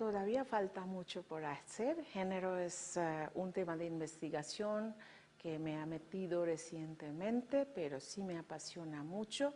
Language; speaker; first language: Spanish; non-native, fluent; Bangla